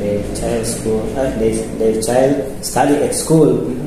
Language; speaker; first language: English; non-native, local second language; Indonesian